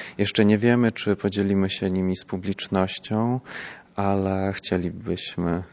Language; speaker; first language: Polish; native; Polish